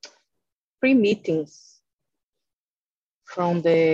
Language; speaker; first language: English; non-native, learner; Portuguese